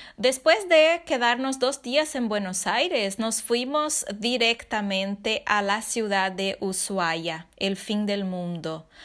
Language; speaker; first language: Spanish; non-native, fluent; Portuguese